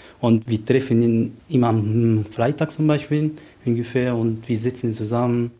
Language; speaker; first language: German; non-native, fluent; Arabic